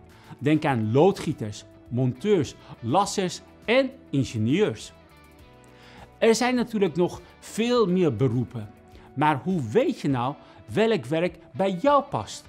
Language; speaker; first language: Dutch; non-native, fluent; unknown